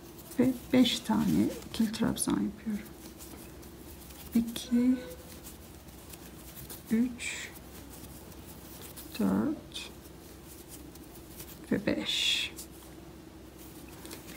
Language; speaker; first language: Turkish; native; Turkish